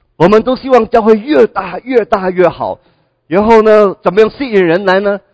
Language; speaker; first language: Chinese; non-native, local second language; Cantonese